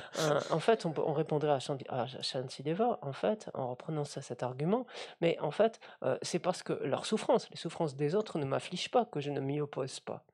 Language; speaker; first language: French; native; French